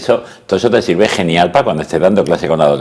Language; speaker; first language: Spanish; native; Spanish